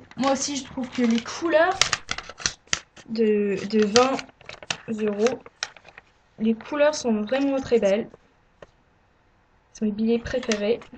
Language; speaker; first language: French; non-native, learner; English